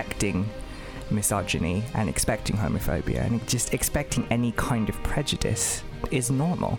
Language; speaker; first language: English; non-native, local second language; Bangla